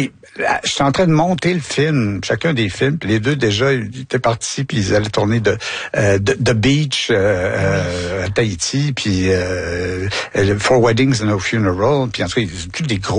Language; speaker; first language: French; native; French